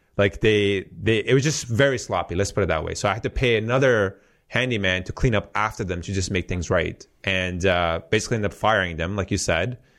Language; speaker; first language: English; early bilingual, heritage; Persian